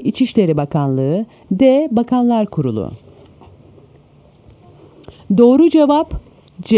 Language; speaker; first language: Turkish; native; Turkish